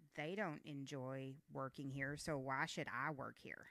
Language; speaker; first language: English; native; English